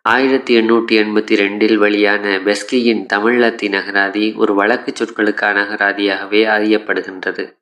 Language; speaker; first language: Tamil; native; Tamil